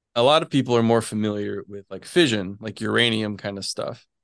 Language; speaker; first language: English; native; English